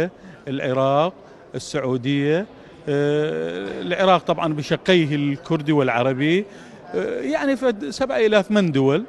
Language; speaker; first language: Arabic; native; Arabic